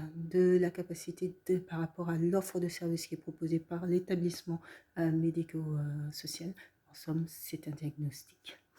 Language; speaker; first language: French; native; French